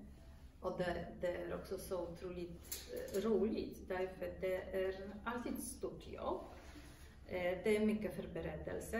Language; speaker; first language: Swedish; non-native, fluent; Polish